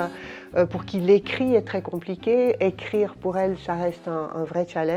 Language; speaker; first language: French; native; French